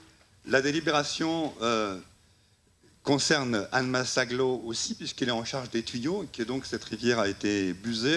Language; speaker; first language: French; native; French